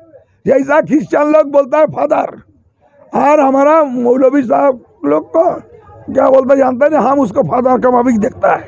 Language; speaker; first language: Hindi; non-native, local second language; Bangla